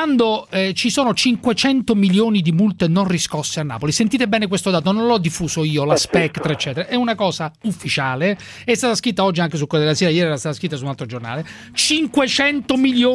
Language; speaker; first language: Italian; native; Italian